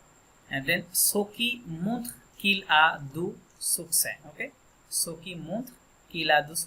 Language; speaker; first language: French; non-native, fluent; Bangla